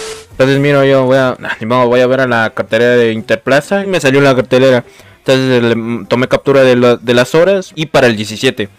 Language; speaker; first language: Spanish; native; Spanish